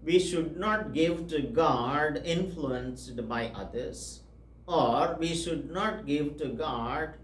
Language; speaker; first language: English; non-native, local second language; Telugu